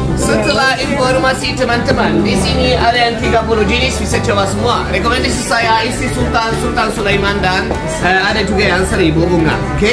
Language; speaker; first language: Indonesian; non-native, fluent; Turkish